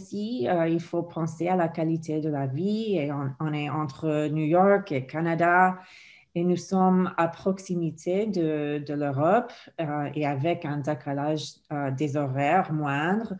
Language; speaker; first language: French; non-native, fluent; English